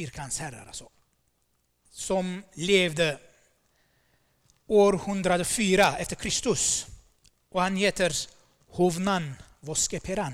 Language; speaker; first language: Swedish; non-native, fluent; Armenian